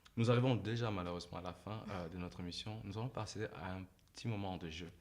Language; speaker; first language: French; non-native, local second language; Lingala